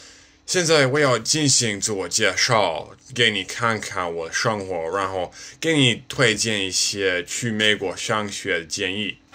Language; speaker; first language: Chinese; non-native, learner; English